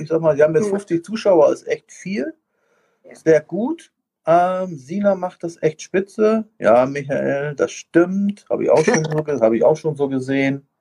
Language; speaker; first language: German; native; German